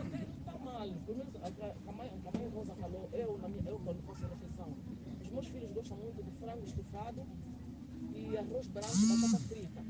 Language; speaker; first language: Portuguese; non-native, local second language; Lingala